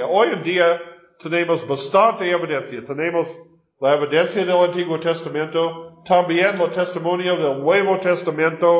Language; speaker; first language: Spanish; non-native, learner; English